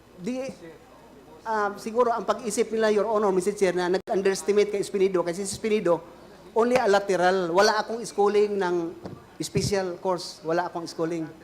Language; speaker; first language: Filipino; non-native, local second language; Cebuano